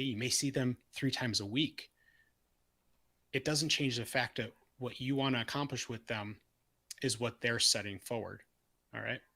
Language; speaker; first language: English; native; English